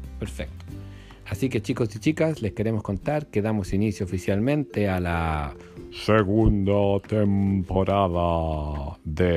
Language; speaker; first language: Spanish; native; Spanish